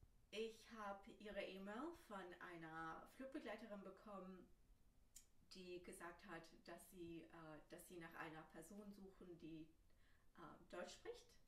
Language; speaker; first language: German; early bilingual, other home language; Turkish